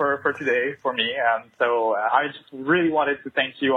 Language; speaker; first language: English; non-native, fluent; French